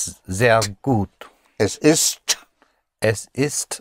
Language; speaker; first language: German; non-native, learner; English